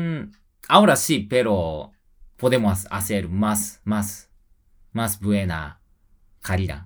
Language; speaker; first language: Spanish; non-native, learner; Japanese